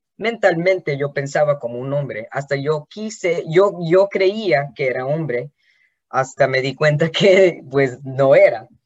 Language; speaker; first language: Spanish; early bilingual, heritage; Spanish